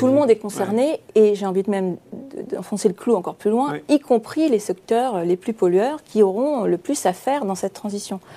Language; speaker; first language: French; native; French